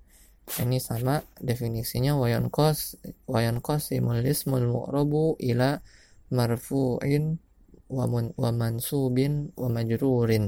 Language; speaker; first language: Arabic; non-native, fluent; Indonesian